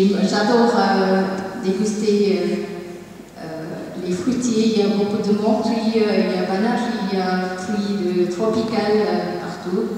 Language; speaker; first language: French; non-native, learner; Tamil